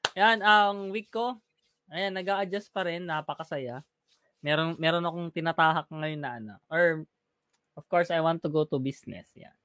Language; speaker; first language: Filipino; native; Filipino